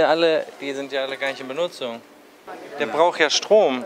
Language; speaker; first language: German; native; German